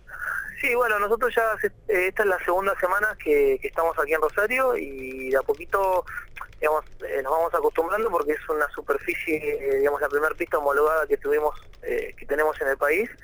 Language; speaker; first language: Spanish; native; Spanish